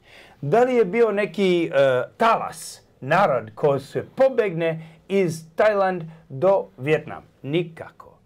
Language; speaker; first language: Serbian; early bilingual, heritage; English